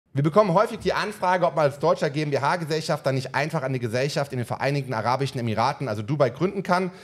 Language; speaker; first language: German; native; German